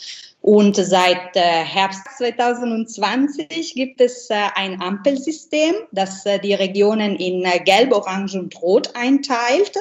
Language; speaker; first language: German; non-native, fluent; Italian